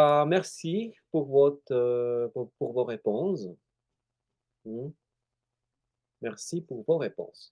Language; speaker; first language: French; non-native, fluent; Spanish